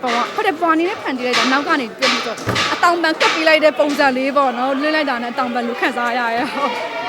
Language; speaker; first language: Burmese; non-native, local second language; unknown